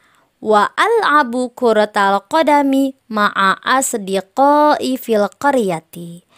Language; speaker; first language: Arabic; non-native, fluent; Indonesian